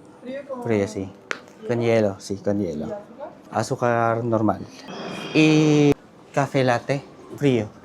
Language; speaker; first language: Spanish; non-native, learner; Filipino